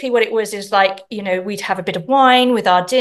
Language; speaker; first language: English; native; English